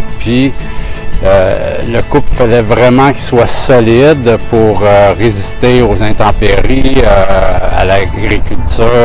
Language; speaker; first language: French; native; French